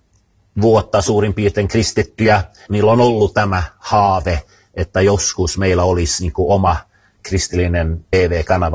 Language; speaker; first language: Finnish; early bilingual, other home language; Swedish